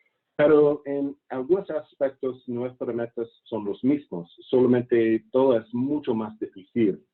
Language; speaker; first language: Spanish; non-native, fluent; English